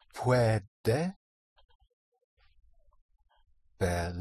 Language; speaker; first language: Spanish; non-native, learner; English